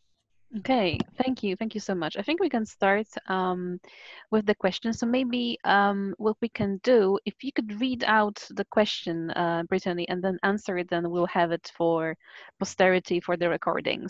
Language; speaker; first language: English; non-native, fluent; Polish